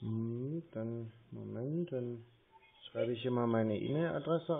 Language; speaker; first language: German; native; German